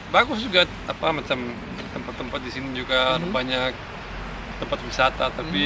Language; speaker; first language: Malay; early bilingual, other home language; German